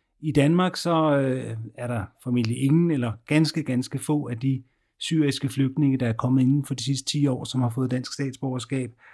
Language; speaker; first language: Danish; native; Danish